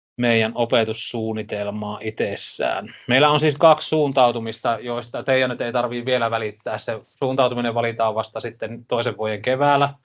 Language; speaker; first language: Finnish; native; Finnish